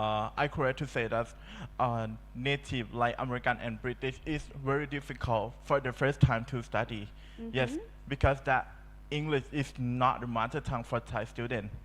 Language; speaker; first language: English; non-native, learner; Thai